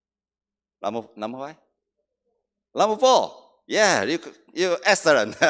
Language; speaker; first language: English; non-native, learner; Chinese